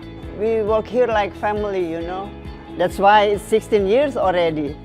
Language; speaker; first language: English; non-native, fluent; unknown